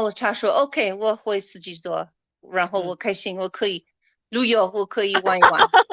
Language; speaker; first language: Chinese; non-native, learner; English